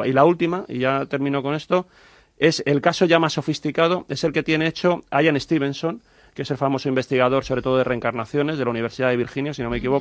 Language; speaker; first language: Spanish; native; Spanish